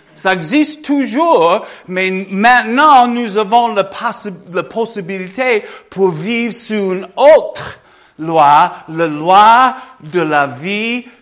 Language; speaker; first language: French; non-native, fluent; English